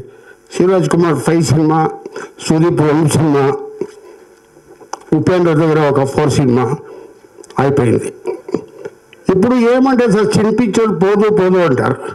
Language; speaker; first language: Telugu; non-native, learner; Kannada